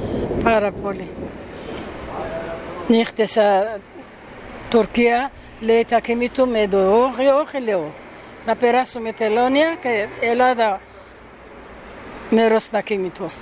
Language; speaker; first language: Greek; early bilingual, heritage; Greek